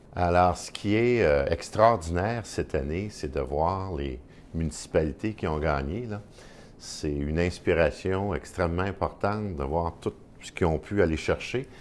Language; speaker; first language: French; native; French